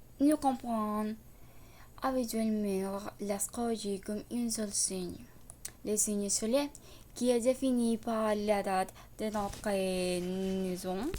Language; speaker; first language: French; non-native, learner; Spanish